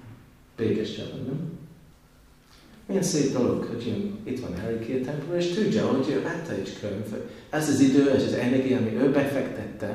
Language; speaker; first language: Hungarian; non-native, learner; English